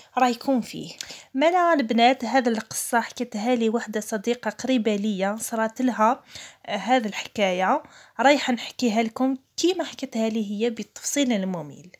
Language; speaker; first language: Arabic; non-native, local second language; Kabyle